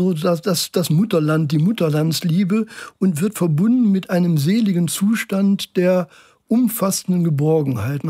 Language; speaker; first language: German; native; German